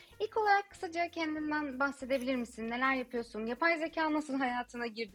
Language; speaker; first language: Turkish; native; Turkish